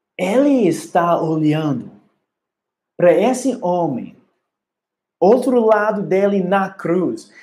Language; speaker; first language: Portuguese; non-native, learner; English